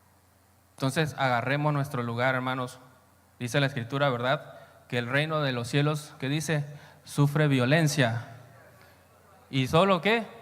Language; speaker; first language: Spanish; native; Spanish